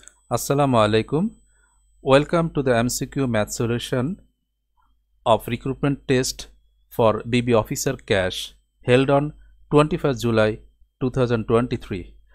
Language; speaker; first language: English; non-native, local second language; Bangla